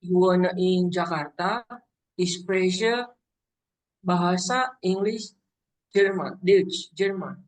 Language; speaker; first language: German; non-native, learner; Indonesian